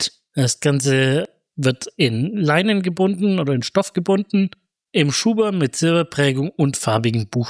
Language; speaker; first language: German; native; German